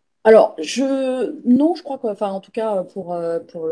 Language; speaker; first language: French; native; French